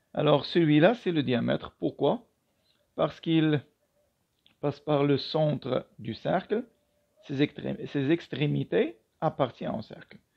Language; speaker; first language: French; non-native, local second language; Arabic